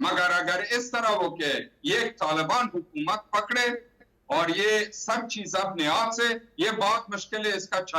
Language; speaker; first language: Hindi; non-native, learner; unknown